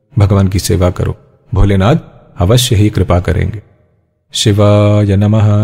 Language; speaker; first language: Hindi; native; Hindi